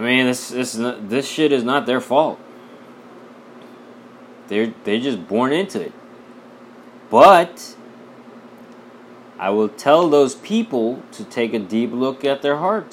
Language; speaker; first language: English; non-native, local second language; Bangla